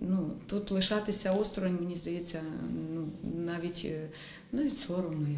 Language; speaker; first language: Ukrainian; native; Ukrainian